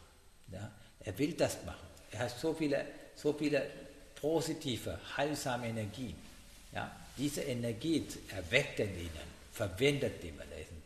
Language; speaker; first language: German; non-native, learner; Sinhala